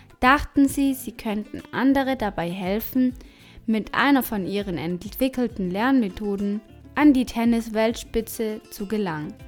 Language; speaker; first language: German; non-native, fluent; Spanish